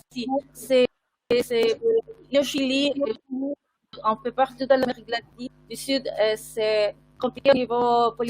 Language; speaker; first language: French; non-native, fluent; Spanish